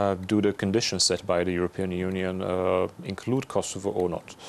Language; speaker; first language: English; non-native, fluent; Bulgarian